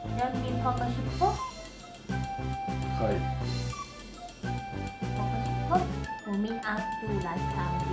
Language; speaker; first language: Korean; non-native, learner; Thai